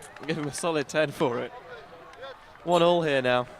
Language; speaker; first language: English; native; English